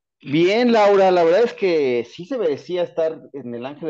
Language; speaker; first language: Spanish; native; Spanish